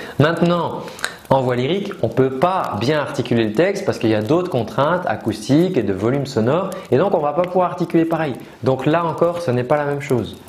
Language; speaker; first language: French; native; French